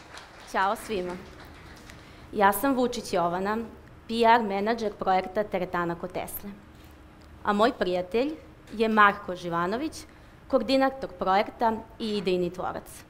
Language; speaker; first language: Serbian; native; Serbian